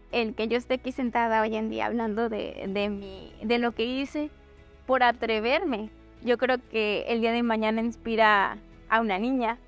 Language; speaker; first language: Spanish; native; Spanish